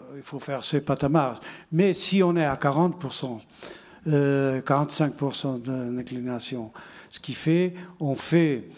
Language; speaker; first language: French; non-native, fluent; Portuguese